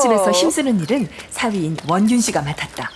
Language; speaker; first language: Korean; native; Korean